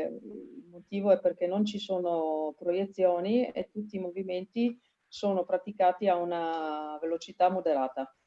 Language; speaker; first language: Italian; native; Italian